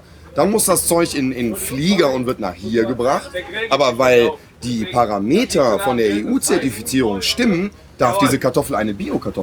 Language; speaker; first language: German; native; German